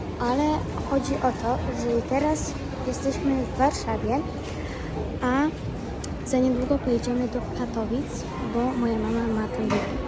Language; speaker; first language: Polish; early bilingual, other home language; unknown